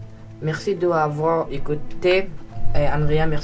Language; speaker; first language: French; non-native, learner; Persian